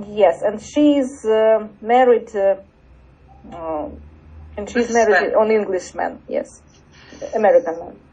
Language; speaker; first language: English; non-native, learner; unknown